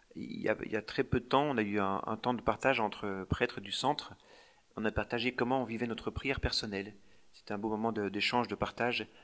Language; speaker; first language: French; native; French